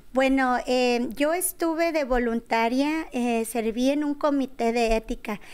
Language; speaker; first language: Spanish; early bilingual, heritage; Spanish